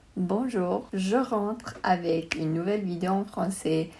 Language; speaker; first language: French; non-native, learner; Chinese